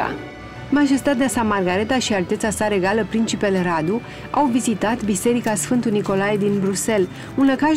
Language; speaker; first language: Romanian; native; Romanian